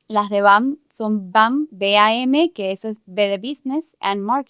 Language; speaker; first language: Spanish; native; Spanish